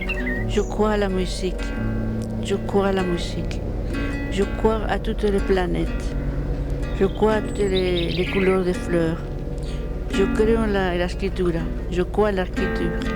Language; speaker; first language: French; non-native, learner; Spanish